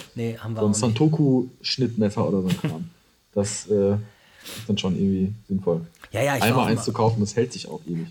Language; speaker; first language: German; native; German